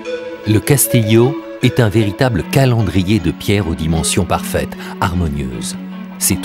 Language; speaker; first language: French; native; French